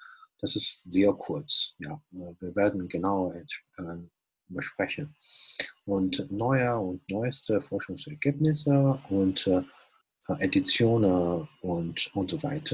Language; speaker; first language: German; non-native, fluent; Chinese